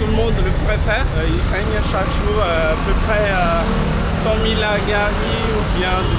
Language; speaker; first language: French; non-native, local second language; Malagasy